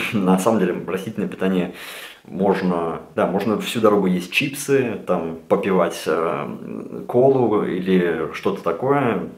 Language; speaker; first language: Russian; early bilingual, heritage; Russian